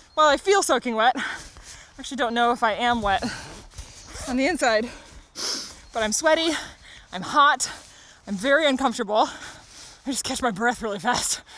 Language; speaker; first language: English; native; English